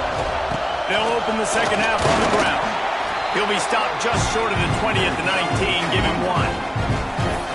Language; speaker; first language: English; native; English